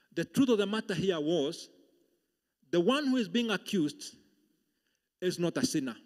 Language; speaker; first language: English; non-native, local second language; Swahili